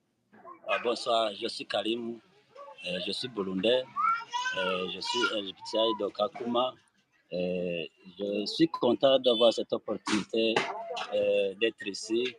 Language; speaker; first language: French; non-native, local second language; Rundi